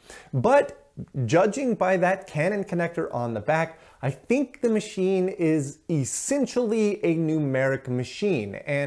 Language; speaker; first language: English; native; English